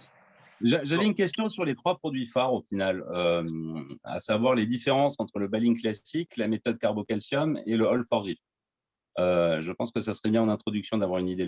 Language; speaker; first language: French; native; French